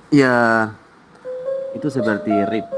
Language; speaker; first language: Indonesian; non-native, fluent; Spanish